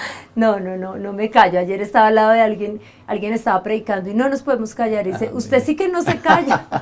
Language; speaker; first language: Spanish; native; Spanish